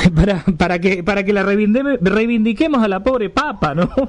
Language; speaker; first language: Spanish; native; Spanish